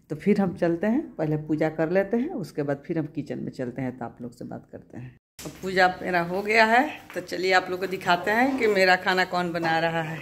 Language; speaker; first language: Hindi; native; Hindi